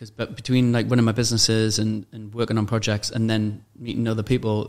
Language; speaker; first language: English; native; English